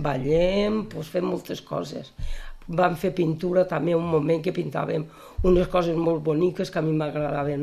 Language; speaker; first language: Catalan; non-native, local second language; Spanish